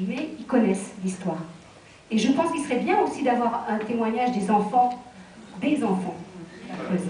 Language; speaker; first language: French; native; French